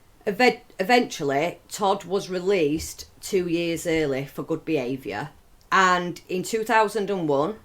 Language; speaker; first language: English; native; English